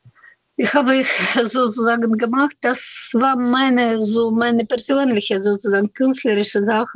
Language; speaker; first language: German; non-native, fluent; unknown